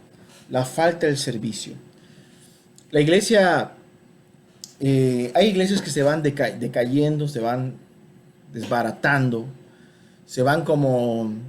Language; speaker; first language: Spanish; native; Spanish